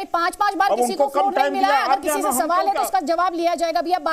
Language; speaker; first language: Hindi; native; Hindi